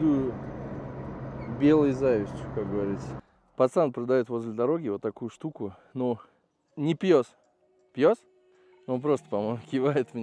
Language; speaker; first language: Russian; native; Russian